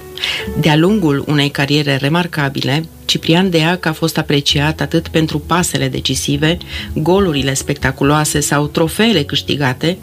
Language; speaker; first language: Romanian; native; Romanian